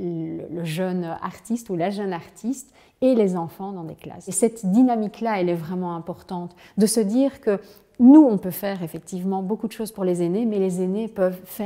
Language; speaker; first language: French; native; French